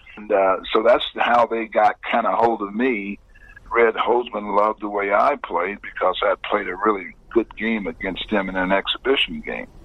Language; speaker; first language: English; native; English